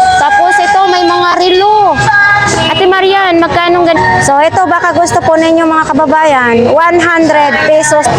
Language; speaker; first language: Filipino; non-native, local second language; Cebuano